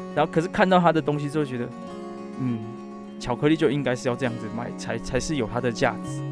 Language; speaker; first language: Chinese; native; Chinese